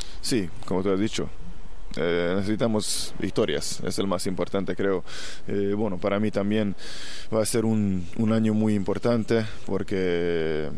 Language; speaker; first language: Spanish; non-native, fluent; Hungarian